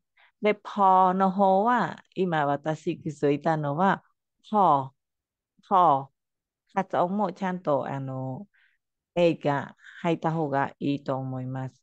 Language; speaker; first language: Japanese; non-native, fluent; Khmer